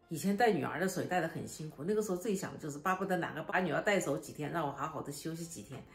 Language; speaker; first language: Chinese; native; Chinese